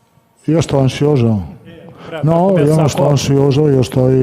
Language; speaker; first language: Portuguese; non-native, learner; Italian